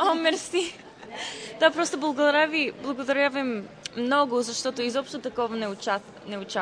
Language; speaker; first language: Bulgarian; early bilingual, heritage; Bulgarian